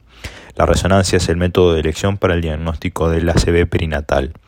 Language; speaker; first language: Spanish; native; Spanish